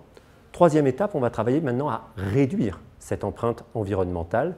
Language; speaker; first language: French; native; French